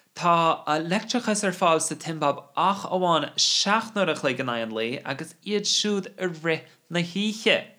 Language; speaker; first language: Irish; non-native, local second language; English